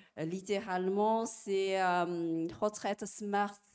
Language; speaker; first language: French; non-native, fluent; Chinese